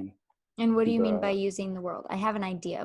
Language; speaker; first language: English; native; English